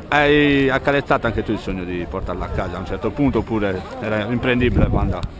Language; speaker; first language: Italian; native; Italian